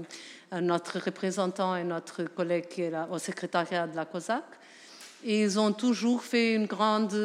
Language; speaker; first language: French; non-native, fluent; Portuguese